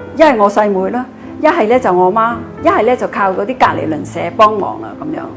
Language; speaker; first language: Cantonese; native; Cantonese